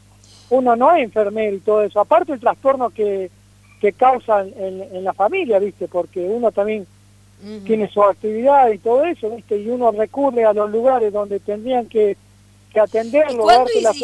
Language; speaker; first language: Spanish; native; Spanish